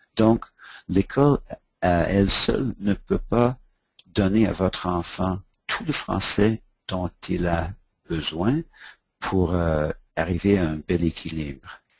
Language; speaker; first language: French; non-native, local second language; English